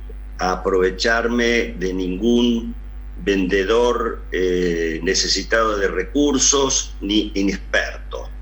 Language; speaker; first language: Spanish; native; Spanish